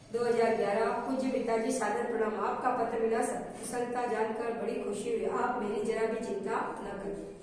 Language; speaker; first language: Hindi; non-native, local second language; Gujarati